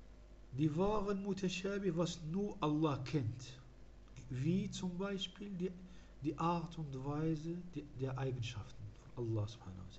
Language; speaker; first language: German; non-native, fluent; Arabic